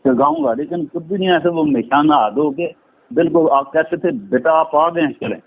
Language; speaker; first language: Urdu; non-native, local second language; Punjabi